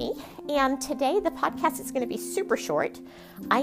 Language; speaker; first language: English; native; English